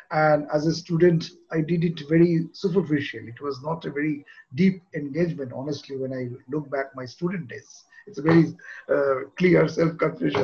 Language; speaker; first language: English; non-native, local second language; Bangla